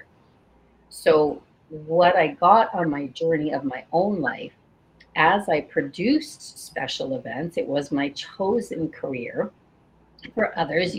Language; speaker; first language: English; native; English